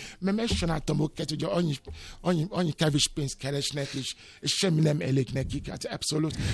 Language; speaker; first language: Hungarian; non-native, fluent; Yoruba